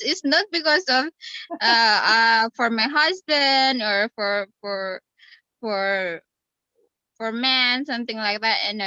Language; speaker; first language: English; non-native, fluent; Indonesian